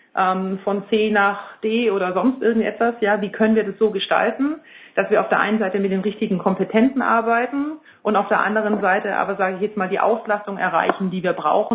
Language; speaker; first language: German; native; German